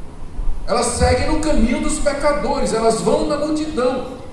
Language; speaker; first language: Portuguese; native; Portuguese